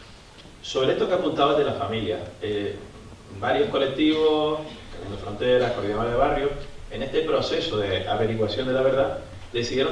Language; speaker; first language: Spanish; native; Spanish